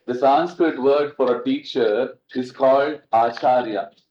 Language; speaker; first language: English; non-native, local second language; Tamil